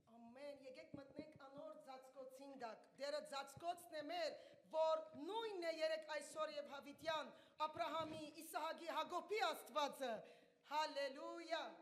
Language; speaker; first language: Armenian; early bilingual, heritage; Armenian